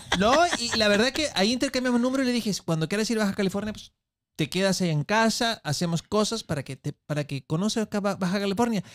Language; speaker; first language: Spanish; native; Spanish